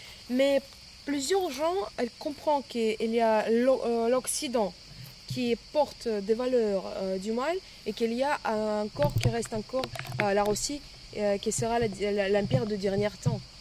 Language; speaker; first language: French; non-native, fluent; Russian